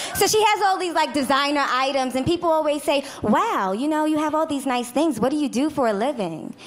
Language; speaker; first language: English; native; English